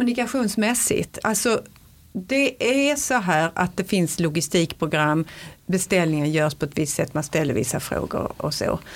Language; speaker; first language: Swedish; native; Swedish